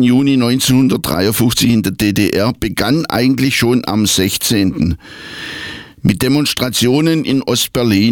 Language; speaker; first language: German; native; German